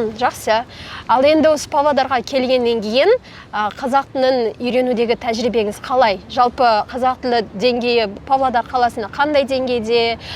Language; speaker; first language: Kazakh; native; Kazakh